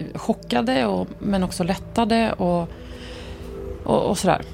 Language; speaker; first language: Swedish; early bilingual, other home language; Arabic